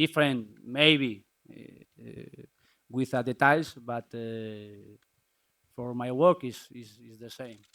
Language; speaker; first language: English; non-native, learner; Spanish